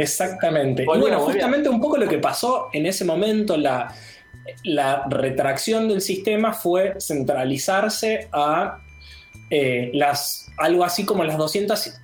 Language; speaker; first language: Spanish; native; Spanish